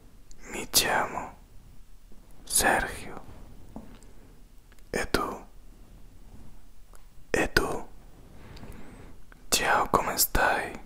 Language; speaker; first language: Italian; non-native, learner; Spanish